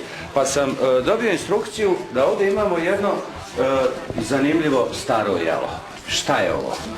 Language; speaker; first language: Bosnian; native; Bosnian